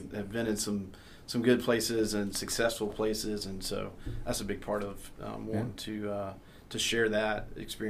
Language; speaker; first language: English; native; English